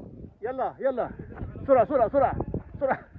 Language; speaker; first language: Arabic; non-native, learner; Filipino